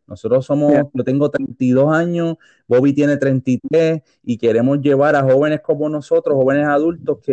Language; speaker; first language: Spanish; native; Spanish